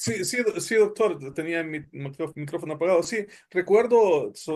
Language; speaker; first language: Spanish; native; Spanish